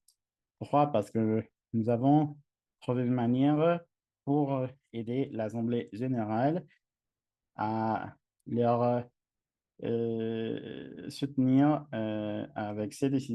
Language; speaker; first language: French; non-native, fluent; English